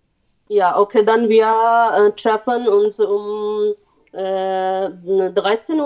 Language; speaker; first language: German; non-native, learner; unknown